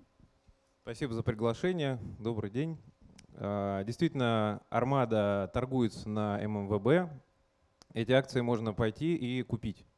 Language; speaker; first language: Russian; native; Russian